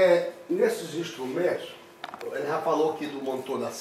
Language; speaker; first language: Spanish; non-native, learner; Portuguese